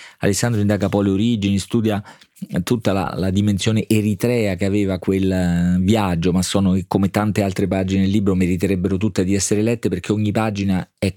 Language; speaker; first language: Italian; native; Italian